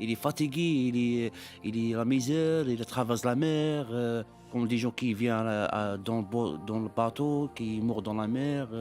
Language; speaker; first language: French; non-native, learner; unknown